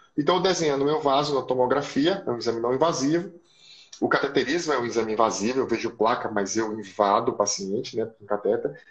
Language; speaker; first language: Portuguese; native; Portuguese